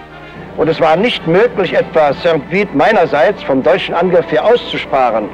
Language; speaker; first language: German; native; German